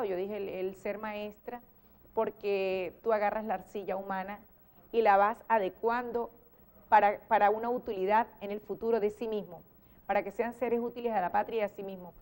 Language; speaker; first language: Spanish; native; Spanish